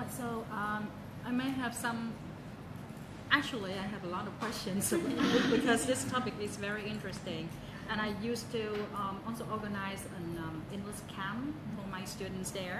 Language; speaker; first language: English; non-native, fluent; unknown